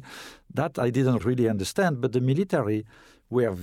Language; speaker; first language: English; non-native, fluent; French